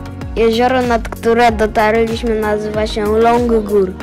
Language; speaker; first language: Polish; native; Polish